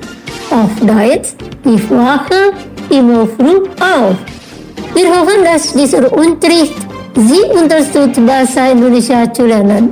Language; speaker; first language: German; non-native, fluent; Indonesian